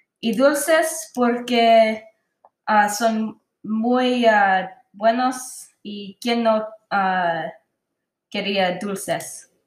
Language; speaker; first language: Spanish; non-native, learner; English